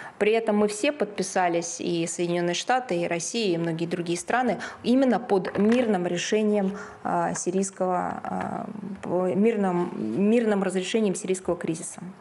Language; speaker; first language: Russian; native; Russian